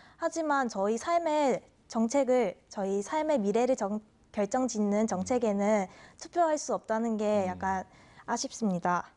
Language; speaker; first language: Korean; native; Korean